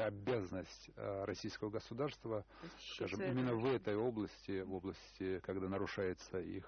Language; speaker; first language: Russian; native; Russian